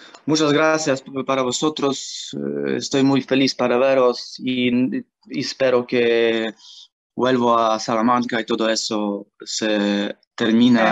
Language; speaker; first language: Spanish; non-native, learner; Ukrainian